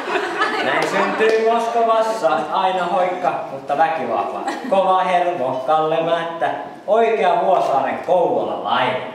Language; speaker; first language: Finnish; native; Finnish